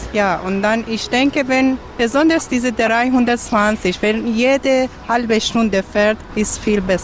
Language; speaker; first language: German; non-native, learner; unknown